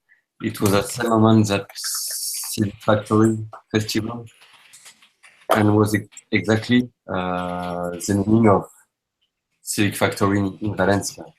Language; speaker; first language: English; non-native, learner; French